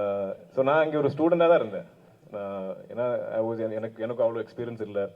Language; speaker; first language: Tamil; non-native, local second language; Malayalam